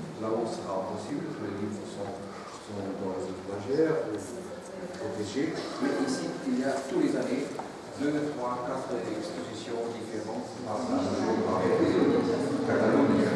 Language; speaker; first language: French; non-native, fluent; Portuguese